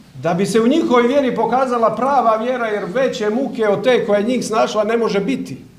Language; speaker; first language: Croatian; native; Croatian